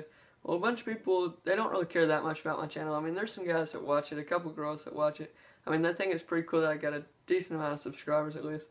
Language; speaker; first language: English; native; English